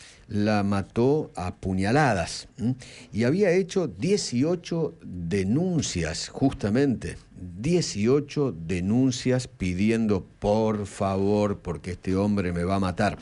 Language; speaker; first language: Spanish; native; Spanish